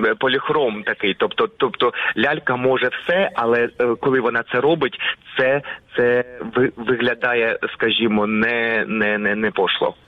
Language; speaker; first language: Ukrainian; non-native, local second language; Russian